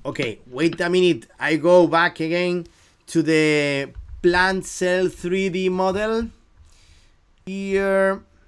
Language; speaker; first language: English; non-native, fluent; Galician